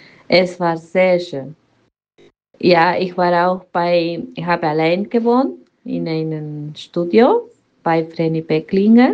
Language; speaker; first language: German; early bilingual, heritage; Spanish